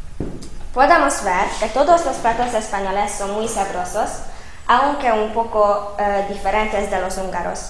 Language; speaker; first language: Spanish; non-native, fluent; Hungarian